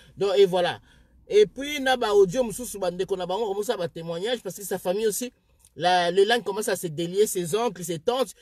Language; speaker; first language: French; non-native, local second language; Lingala